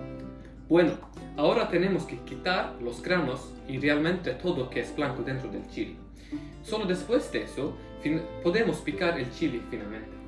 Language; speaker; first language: Spanish; non-native, learner; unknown